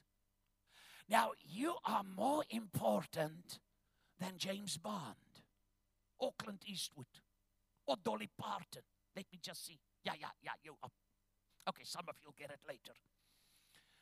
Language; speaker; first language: English; non-native, local second language; Afrikaans